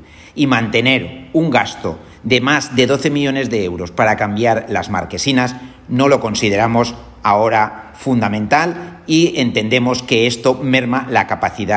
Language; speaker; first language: Spanish; native; Spanish